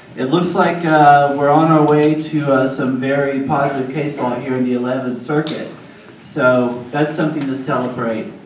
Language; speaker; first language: English; native; English